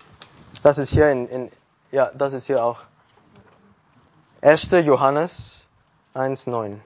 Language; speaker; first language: German; non-native, learner; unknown